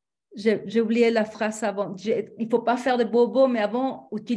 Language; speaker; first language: French; non-native, fluent; Spanish